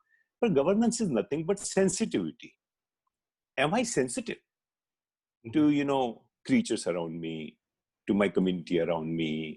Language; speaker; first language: English; non-native, local second language; Hindi